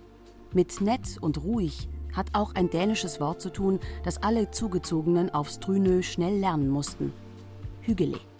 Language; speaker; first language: German; native; German